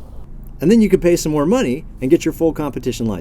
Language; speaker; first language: English; native; English